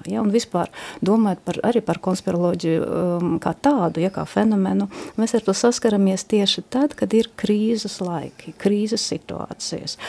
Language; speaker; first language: Latvian; non-native, local second language; Russian